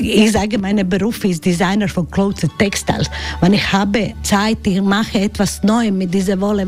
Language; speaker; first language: German; non-native, learner; Croatian